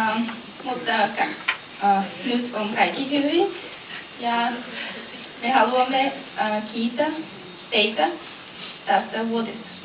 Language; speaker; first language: Finnish; non-native, learner; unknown